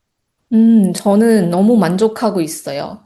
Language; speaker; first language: Korean; non-native, fluent; Chinese